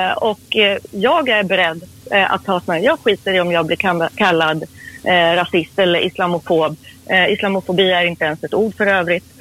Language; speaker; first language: Swedish; early bilingual, other home language; Persian